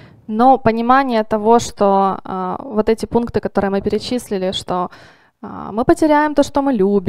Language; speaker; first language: Russian; native; Russian